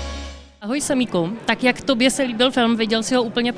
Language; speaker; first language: Czech; native; Czech